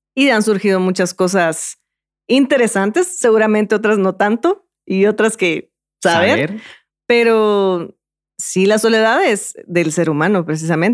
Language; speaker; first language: Spanish; native; Spanish